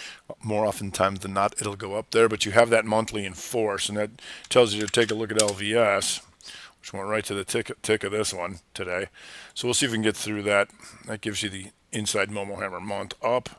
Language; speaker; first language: English; native; English